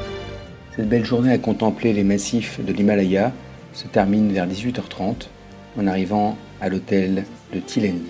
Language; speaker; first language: French; native; French